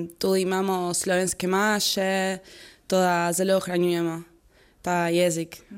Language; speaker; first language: Slovenian; early bilingual, heritage; Slovenian